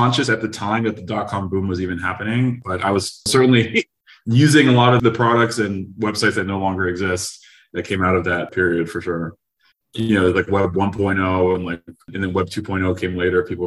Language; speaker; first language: English; native; English